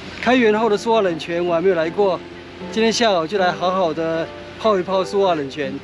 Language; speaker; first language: Chinese; native; Chinese